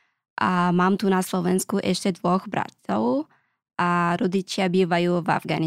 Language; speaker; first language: Slovak; non-native, learner; Pashto